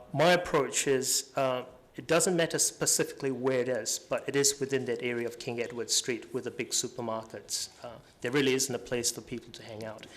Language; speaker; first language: English; native; English